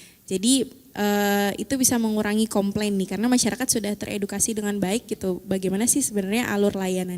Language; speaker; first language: Indonesian; native; Indonesian